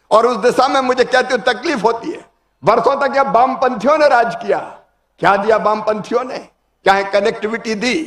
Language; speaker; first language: Hindi; native; Hindi